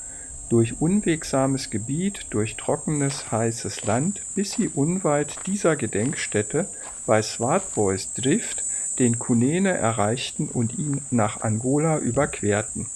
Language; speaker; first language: German; native; German